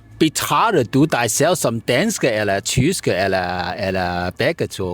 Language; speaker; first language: Danish; non-native, learner; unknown